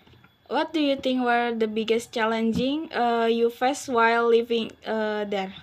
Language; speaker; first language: English; non-native, learner; Indonesian